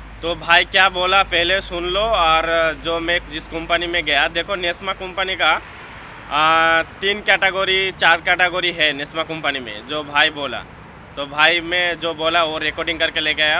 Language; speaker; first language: Hindi; non-native, local second language; Bangla